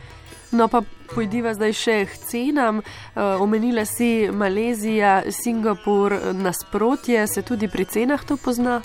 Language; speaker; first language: Slovenian; native; Slovenian